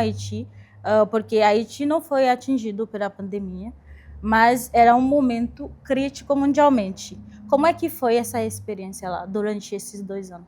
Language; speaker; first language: Portuguese; non-native, fluent; Haitian Creole